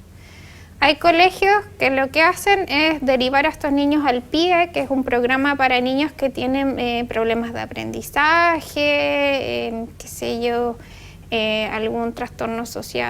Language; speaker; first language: Spanish; native; Spanish